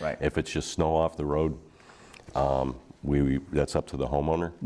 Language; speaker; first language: English; native; English